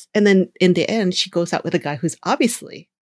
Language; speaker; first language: English; native; English